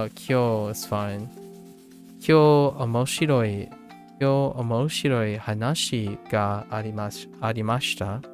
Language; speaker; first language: Japanese; non-native, learner; English